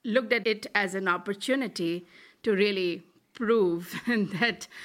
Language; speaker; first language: English; non-native, local second language; Hindi